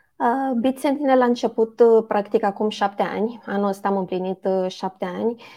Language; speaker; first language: Romanian; native; Romanian